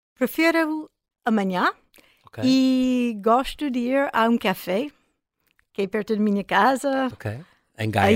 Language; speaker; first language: Portuguese; non-native, fluent; English